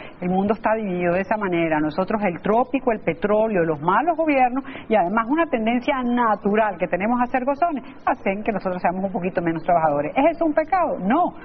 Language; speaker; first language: Spanish; native; Spanish